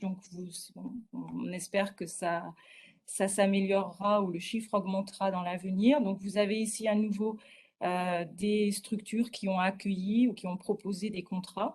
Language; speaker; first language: French; native; French